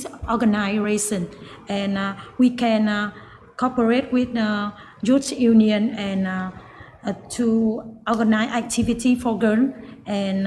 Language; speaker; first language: English; non-native, learner; Vietnamese